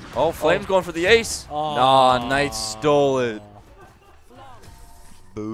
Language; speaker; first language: English; native; English